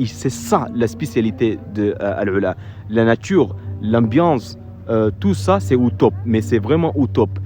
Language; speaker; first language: French; non-native, fluent; Arabic